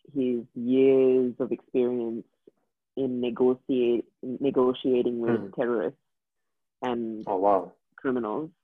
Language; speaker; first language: English; native; English